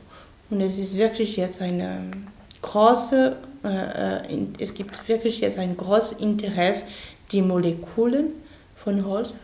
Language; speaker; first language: German; non-native, fluent; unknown